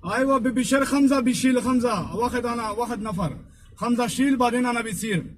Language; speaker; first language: Arabic; non-native, learner; Hindi